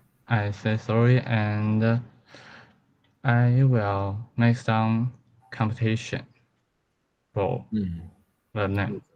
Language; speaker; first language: English; non-native, learner; Chinese